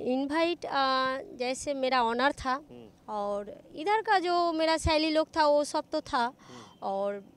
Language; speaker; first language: Hindi; non-native, local second language; Bangla